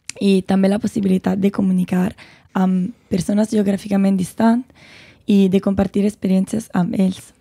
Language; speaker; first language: Catalan; non-native, learner; Italian